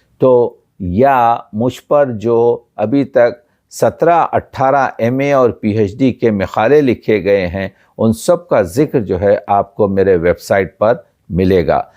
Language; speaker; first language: Urdu; native; Urdu